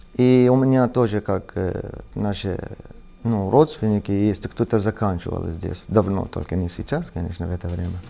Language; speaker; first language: Russian; non-native, learner; Arabic